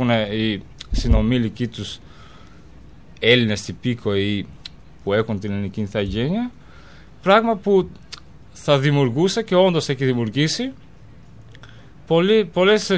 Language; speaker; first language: Greek; non-native, fluent; Albanian